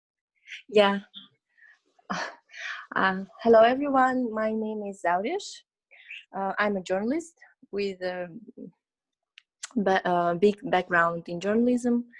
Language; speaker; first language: English; non-native, learner; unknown